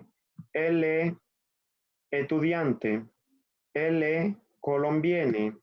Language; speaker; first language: French; non-native, fluent; Spanish